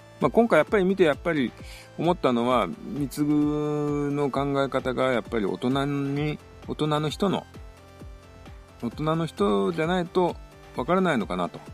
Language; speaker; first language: Japanese; native; Japanese